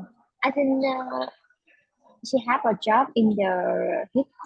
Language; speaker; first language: English; non-native, learner; Vietnamese